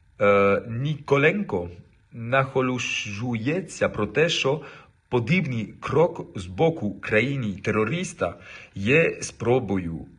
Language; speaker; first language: Ukrainian; non-native, learner; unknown